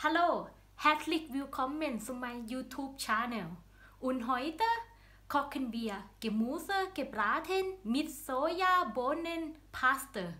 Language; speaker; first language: German; non-native, learner; Thai